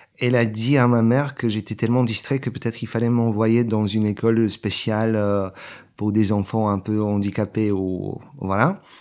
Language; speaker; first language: French; non-native, fluent; Bulgarian